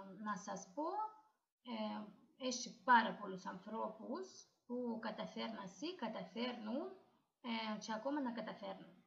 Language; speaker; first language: Greek; non-native, learner; Russian